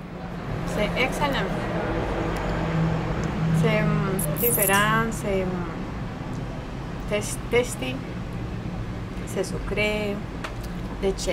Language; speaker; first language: French; non-native, learner; Spanish